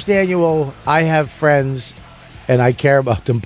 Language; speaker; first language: English; native; English